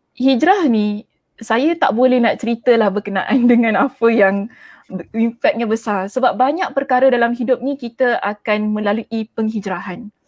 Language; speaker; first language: Malay; native; Malay